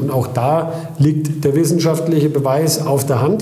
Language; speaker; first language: German; native; German